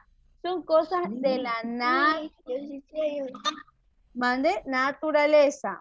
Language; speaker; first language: Spanish; native; Spanish